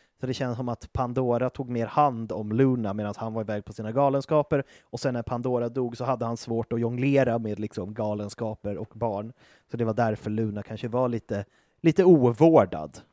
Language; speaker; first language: Swedish; native; Swedish